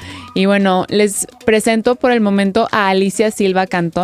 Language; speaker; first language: Spanish; native; Spanish